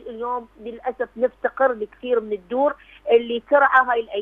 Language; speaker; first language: Arabic; native; Arabic